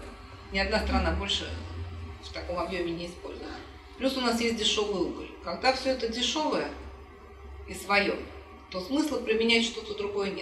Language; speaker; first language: Russian; native; Russian